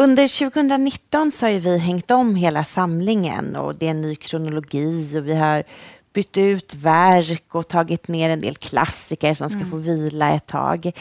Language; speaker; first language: Swedish; native; Swedish